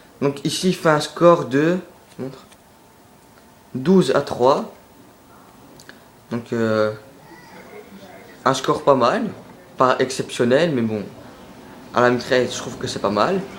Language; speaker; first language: French; native; French